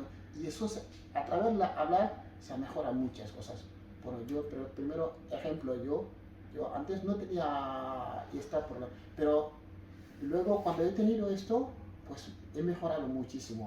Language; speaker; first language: Spanish; non-native, fluent; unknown